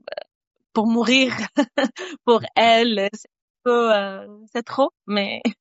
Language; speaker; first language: French; non-native, fluent; Arabic